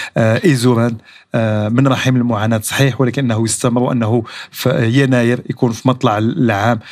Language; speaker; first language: Arabic; native; Arabic